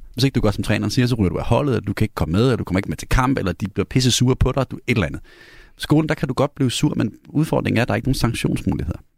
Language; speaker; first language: Danish; native; Danish